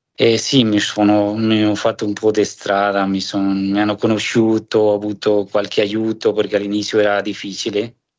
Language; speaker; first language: Italian; non-native, fluent; Spanish